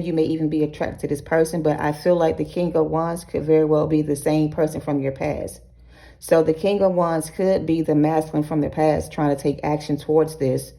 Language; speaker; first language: English; native; English